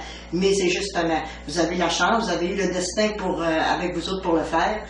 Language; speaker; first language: French; native; French